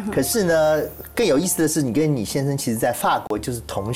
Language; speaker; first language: Chinese; native; Chinese